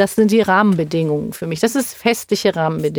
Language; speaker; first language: German; native; German